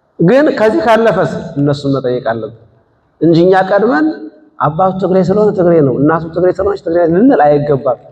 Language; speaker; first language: Amharic; native; Amharic